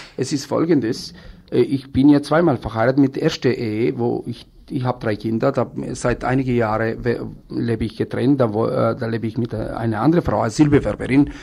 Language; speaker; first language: German; non-native, fluent; Romany